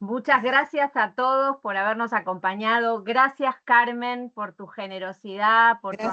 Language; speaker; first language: Spanish; native; Spanish